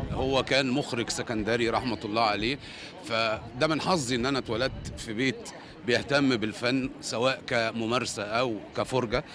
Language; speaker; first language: Arabic; native; Arabic